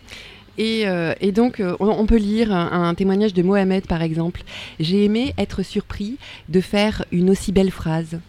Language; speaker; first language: French; native; French